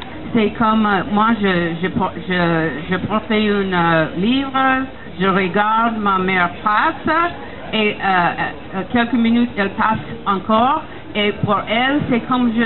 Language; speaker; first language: French; non-native, learner; English